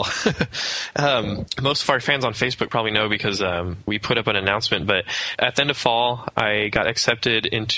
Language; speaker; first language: English; non-native, fluent; Spanish